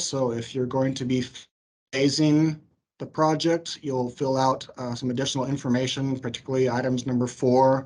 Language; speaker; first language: English; native; English